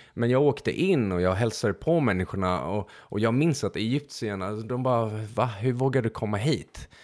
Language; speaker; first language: Swedish; early bilingual, other home language; Hungarian